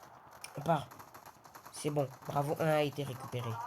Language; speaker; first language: French; native; French